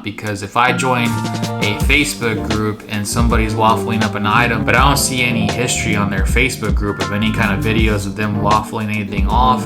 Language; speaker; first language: English; native; English